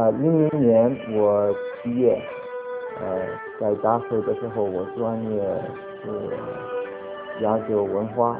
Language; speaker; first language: Chinese; non-native, learner; English